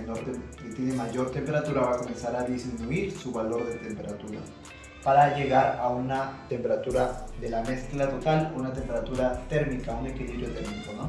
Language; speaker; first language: Spanish; native; Spanish